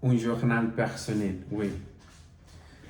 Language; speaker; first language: French; non-native, learner; Spanish